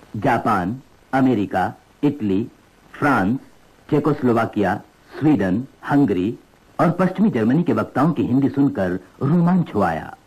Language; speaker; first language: Hindi; native; Hindi